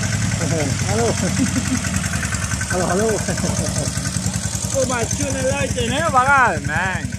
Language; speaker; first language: German; non-native, learner; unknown